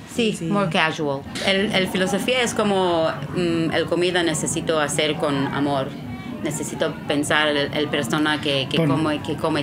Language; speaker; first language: Spanish; non-native, learner; Hebrew